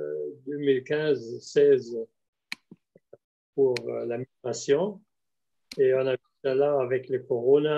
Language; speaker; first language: French; non-native, fluent; German